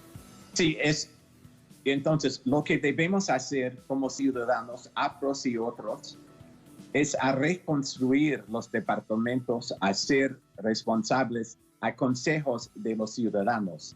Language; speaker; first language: Spanish; non-native, fluent; English